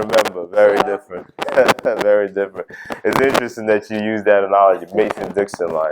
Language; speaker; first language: English; native; English